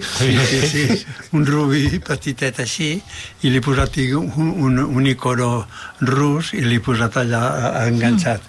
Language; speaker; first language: Catalan; non-native, local second language; Spanish